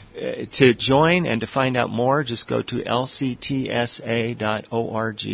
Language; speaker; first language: English; native; English